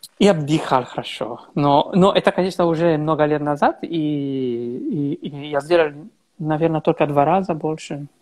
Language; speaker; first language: Russian; non-native, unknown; Italian